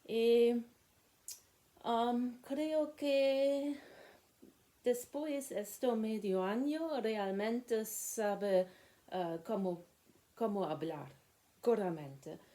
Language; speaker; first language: Spanish; non-native, learner; German